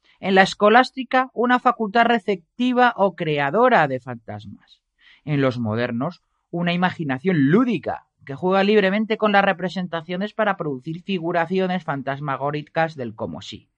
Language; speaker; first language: Spanish; native; Spanish